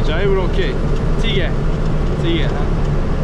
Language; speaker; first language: English; non-native, learner; Turkish